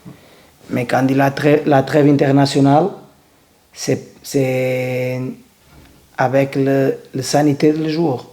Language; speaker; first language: French; non-native, learner; Portuguese